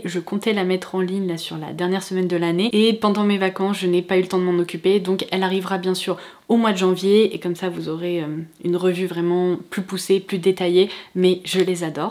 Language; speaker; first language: French; native; French